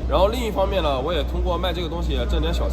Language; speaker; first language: Chinese; native; Chinese